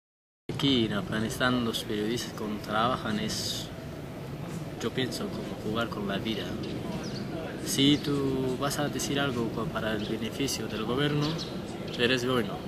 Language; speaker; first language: Spanish; non-native, learner; Persian